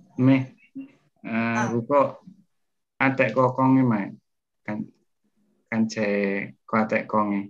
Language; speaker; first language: Cantonese; non-native, learner; Indonesian